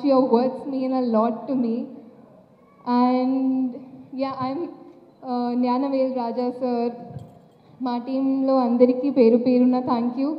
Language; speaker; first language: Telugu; non-native, fluent; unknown